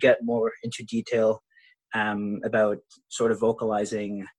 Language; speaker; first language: English; non-native, local second language; Filipino